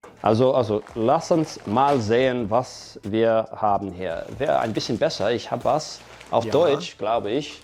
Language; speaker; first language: German; non-native, fluent; English